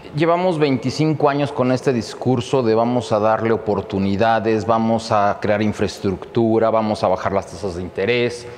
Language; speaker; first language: Spanish; native; Spanish